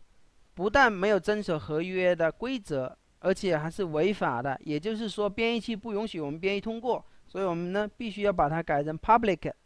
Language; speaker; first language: Chinese; native; Chinese